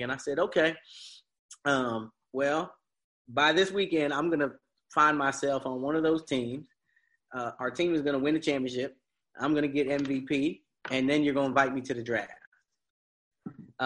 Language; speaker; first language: English; native; English